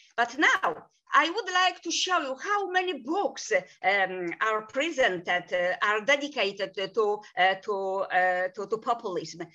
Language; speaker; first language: English; non-native, fluent; Polish